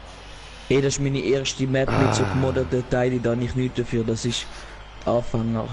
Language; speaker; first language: German; native; German